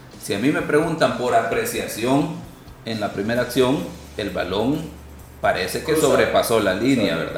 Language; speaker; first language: Spanish; native; Spanish